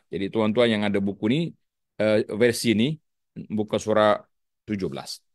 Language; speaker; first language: Malay; native; Malay